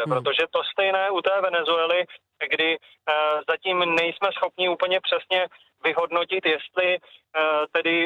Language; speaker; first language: Czech; native; Czech